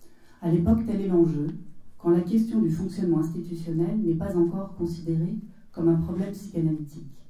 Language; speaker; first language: French; native; French